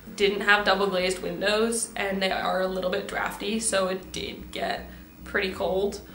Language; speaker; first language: English; native; English